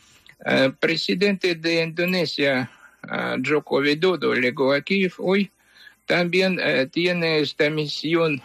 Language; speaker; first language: Spanish; non-native, fluent; Ukrainian